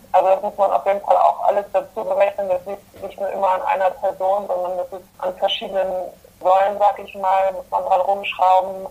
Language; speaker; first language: German; early bilingual, other home language; Polish